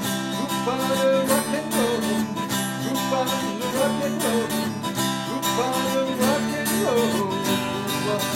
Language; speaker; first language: French; native; French